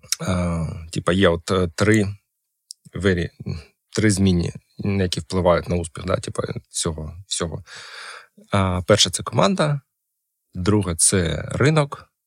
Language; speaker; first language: Ukrainian; non-native, local second language; Russian